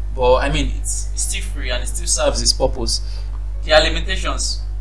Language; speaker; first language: English; non-native, local second language; Yoruba